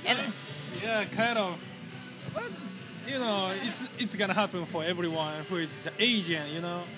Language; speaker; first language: English; non-native, learner; Japanese